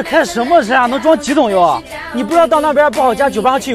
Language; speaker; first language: Chinese; native; Chinese